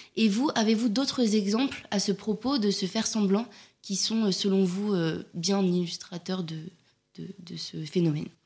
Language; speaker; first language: French; native; French